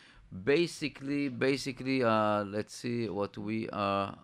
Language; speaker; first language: English; non-native, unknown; Hebrew